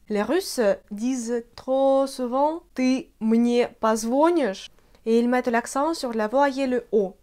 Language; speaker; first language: French; non-native, fluent; Russian